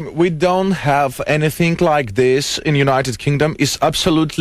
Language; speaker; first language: English; non-native, learner; Lithuanian